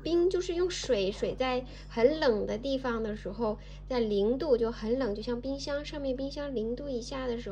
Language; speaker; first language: Chinese; native; Chinese